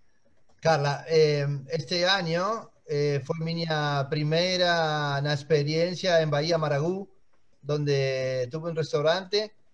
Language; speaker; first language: Spanish; non-native, learner; Portuguese